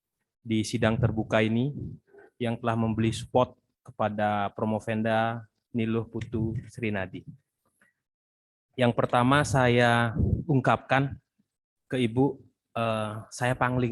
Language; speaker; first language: Indonesian; native; Indonesian